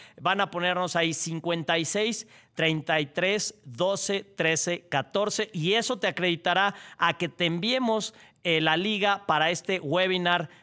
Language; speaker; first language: Spanish; native; Spanish